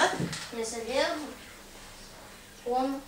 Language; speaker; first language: French; non-native, learner; Russian